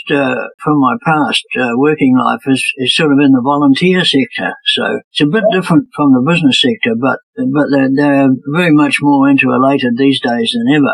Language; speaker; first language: English; native; English